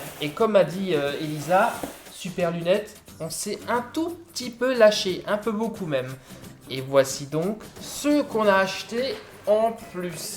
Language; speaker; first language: French; native; French